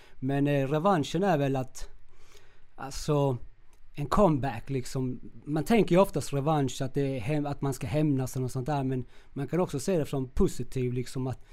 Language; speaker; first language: Swedish; early bilingual, other home language; Spanish